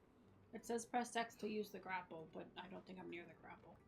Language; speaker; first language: English; native; English